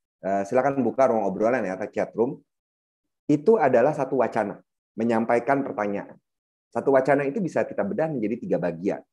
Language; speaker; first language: Indonesian; native; Indonesian